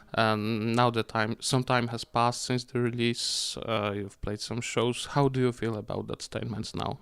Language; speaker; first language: English; non-native, fluent; Polish